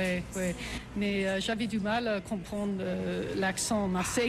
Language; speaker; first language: French; non-native, fluent; English